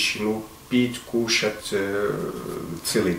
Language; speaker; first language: Russian; non-native, fluent; Arabic